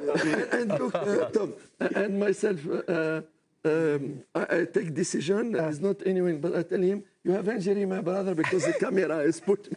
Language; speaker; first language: English; non-native, learner; French